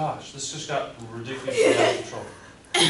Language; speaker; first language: English; native; English